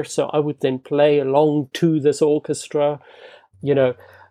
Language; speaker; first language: English; non-native, local second language; Afrikaans